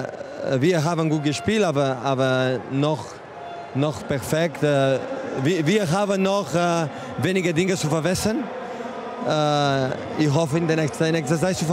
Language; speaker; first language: German; non-native, learner; Spanish